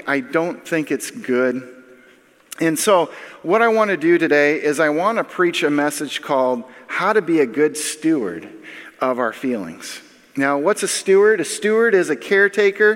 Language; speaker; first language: English; native; English